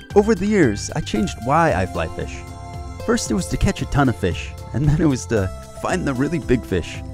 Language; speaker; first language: English; native; English